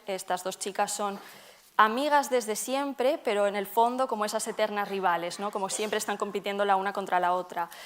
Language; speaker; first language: Spanish; native; Spanish